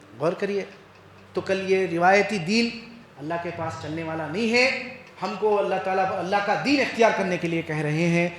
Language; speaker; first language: Urdu; native; Urdu